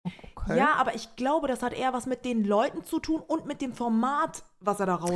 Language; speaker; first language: German; early bilingual, other home language; Turkish